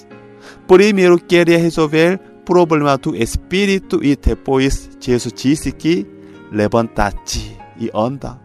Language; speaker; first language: Portuguese; non-native, fluent; Korean